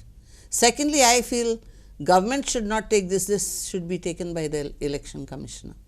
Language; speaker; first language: English; non-native, local second language; Konkani